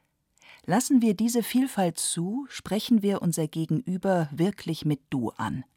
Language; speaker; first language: German; native; German